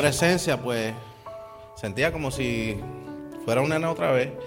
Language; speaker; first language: Spanish; native; Spanish